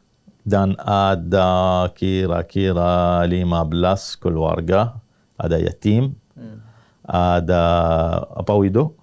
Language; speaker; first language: Indonesian; non-native, learner; Arabic